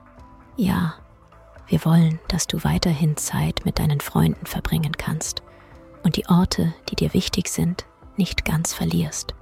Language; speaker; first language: German; native; German